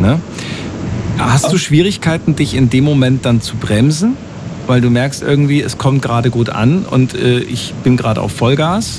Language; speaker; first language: German; native; German